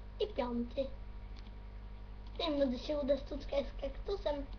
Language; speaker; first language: Polish; native; Polish